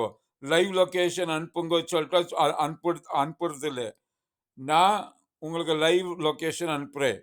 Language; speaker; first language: Tamil; non-native, learner; Kannada